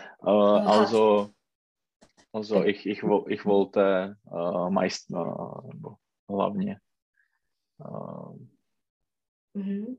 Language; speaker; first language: German; non-native, learner; Czech